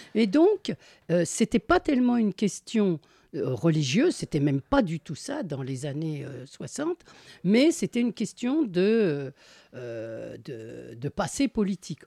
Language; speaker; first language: French; native; French